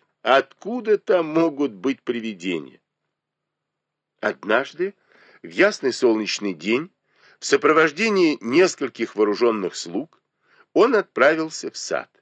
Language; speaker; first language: Russian; native; Russian